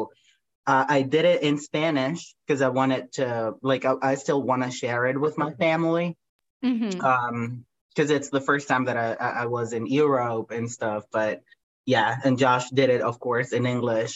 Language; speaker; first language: English; non-native, fluent; Spanish